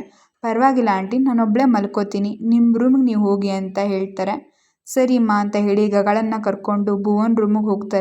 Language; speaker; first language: Kannada; native; Kannada